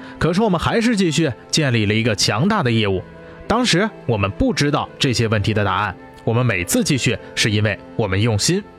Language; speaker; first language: Chinese; non-native, learner; English